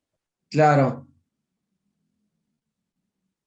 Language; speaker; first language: Spanish; native; Spanish